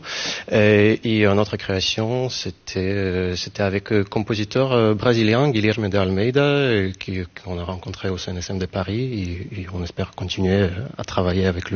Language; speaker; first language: French; non-native, fluent; Ukrainian